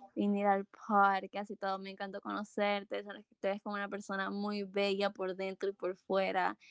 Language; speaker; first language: Spanish; early bilingual, heritage; English